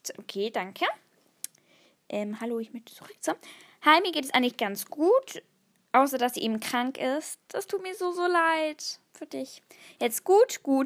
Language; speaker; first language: German; native; German